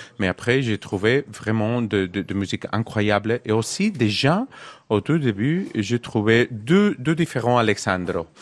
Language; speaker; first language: French; non-native, learner; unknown